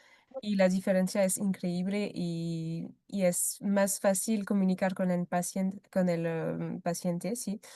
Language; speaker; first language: Spanish; non-native, fluent; French